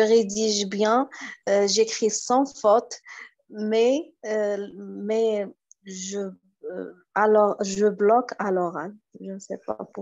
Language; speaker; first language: French; non-native, learner; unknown